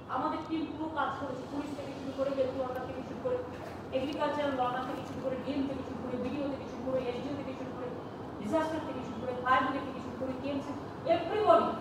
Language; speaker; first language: Bangla; native; Bangla